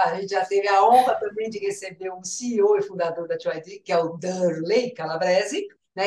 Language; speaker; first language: Portuguese; native; Portuguese